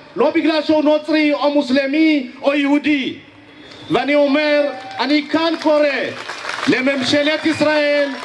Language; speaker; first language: Hebrew; non-native, fluent; Amharic